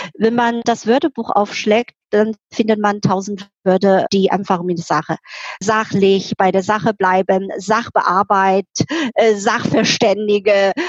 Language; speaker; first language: German; non-native, fluent; Chinese